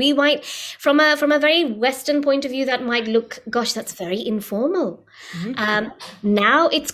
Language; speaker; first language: English; native; English